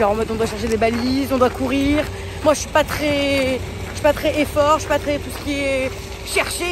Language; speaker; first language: French; native; French